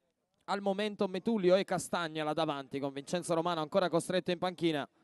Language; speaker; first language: Italian; native; Italian